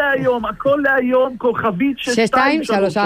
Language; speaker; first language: Hebrew; native; Hebrew